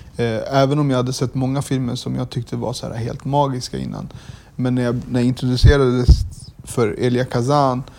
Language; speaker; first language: Swedish; early bilingual, other home language; Kurdish